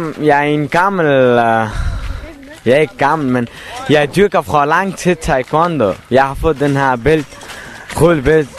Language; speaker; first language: Danish; non-native, learner; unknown